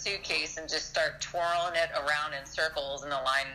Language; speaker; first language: English; native; English